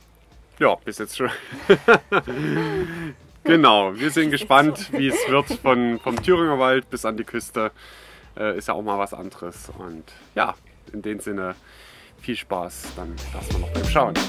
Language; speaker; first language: German; native; German